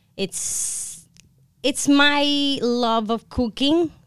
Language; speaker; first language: English; non-native, fluent; Italian